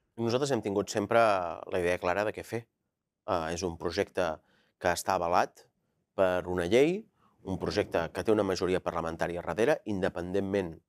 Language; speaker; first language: Catalan; native; Catalan